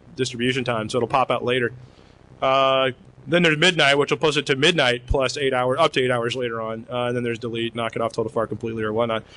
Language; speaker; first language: English; native; English